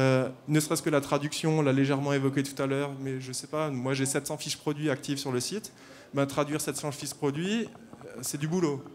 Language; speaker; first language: French; native; French